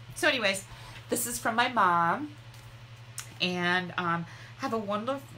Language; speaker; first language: English; native; English